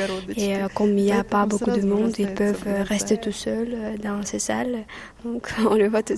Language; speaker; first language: French; non-native, fluent; Russian